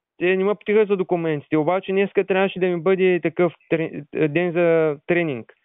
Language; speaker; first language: Bulgarian; non-native, local second language; Turkish